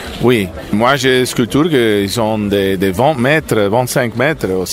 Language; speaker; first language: French; non-native, learner; Italian